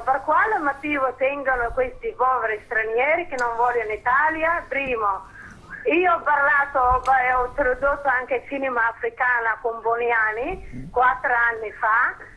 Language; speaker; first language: Italian; non-native, fluent; Somali